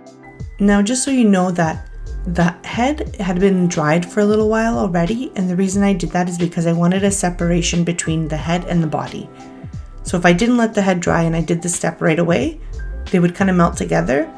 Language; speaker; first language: English; native; English